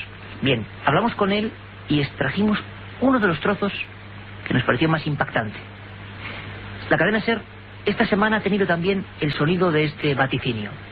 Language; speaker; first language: Spanish; native; Spanish